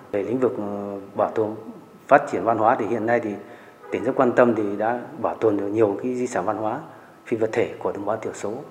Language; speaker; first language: Vietnamese; non-native, local second language; Hmong